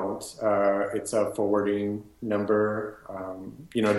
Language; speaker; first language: English; native; English